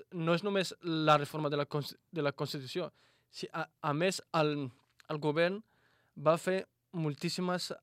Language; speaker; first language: Catalan; non-native, fluent; Arabic